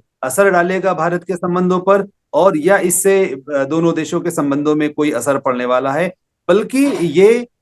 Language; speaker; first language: Hindi; native; Hindi